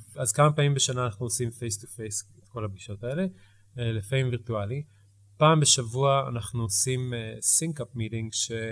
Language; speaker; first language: Hebrew; early bilingual, heritage; Hebrew